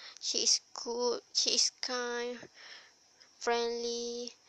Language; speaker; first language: English; non-native, learner; Malay